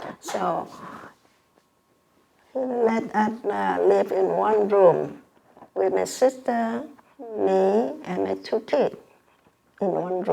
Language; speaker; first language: English; non-native, learner; Vietnamese